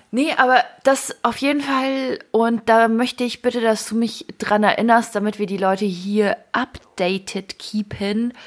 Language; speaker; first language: German; early bilingual, other home language; Ukrainian